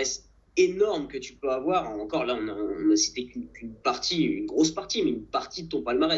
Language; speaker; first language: French; native; French